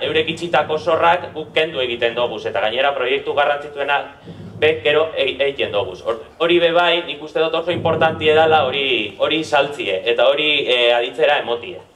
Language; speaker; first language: Basque; native; Basque